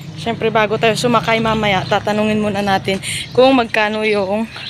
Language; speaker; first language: Filipino; non-native, local second language; Hiligaynon